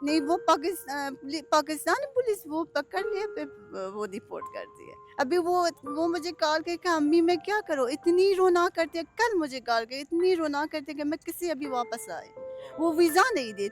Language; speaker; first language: Hindi; non-native, learner; Persian